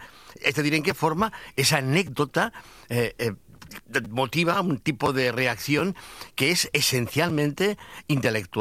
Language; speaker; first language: Spanish; native; Spanish